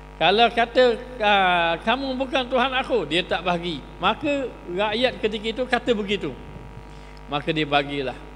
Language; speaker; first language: Malay; native; Malay